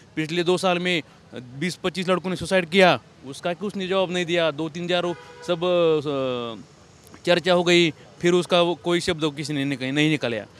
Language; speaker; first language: Hindi; non-native, local second language; Marathi